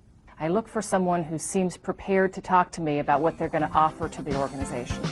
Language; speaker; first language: English; native; English